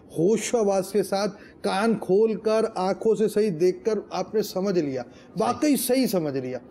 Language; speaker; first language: Urdu; native; Urdu